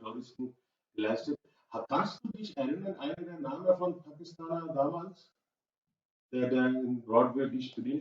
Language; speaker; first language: German; non-native, learner; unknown